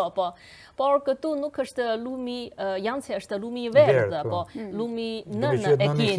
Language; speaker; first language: Albanian; non-native, fluent; Chinese